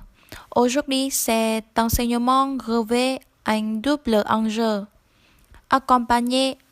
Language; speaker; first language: French; non-native, learner; Vietnamese